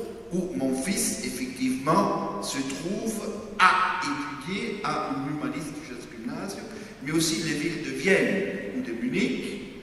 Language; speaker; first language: French; non-native, fluent; German